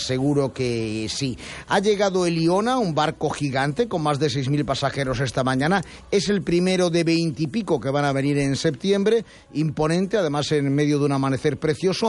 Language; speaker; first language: Spanish; native; Spanish